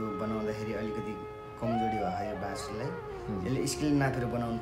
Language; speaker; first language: Nepali; native; Nepali